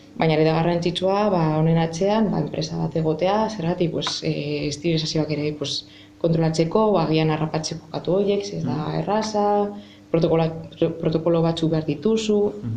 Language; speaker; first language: Basque; non-native, local second language; Spanish